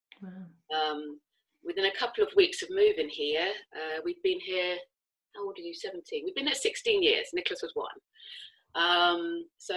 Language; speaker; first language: English; native; English